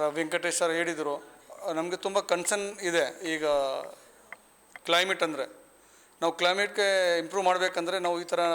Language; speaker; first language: Kannada; non-native, local second language; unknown